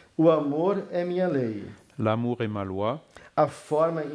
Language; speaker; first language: French; non-native, learner; Portuguese